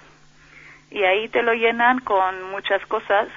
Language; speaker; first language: Spanish; non-native, fluent; Hebrew